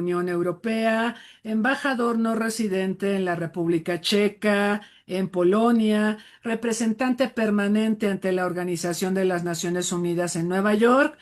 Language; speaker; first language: Spanish; native; Spanish